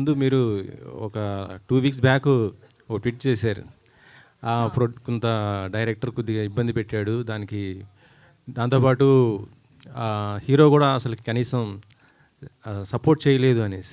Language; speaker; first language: Telugu; native; Telugu